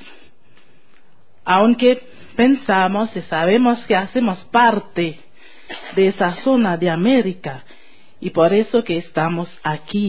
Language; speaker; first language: Spanish; non-native, fluent; Haitian Creole